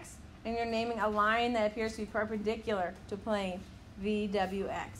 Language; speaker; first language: English; native; English